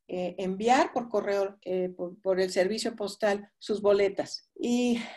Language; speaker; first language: Spanish; non-native, fluent; English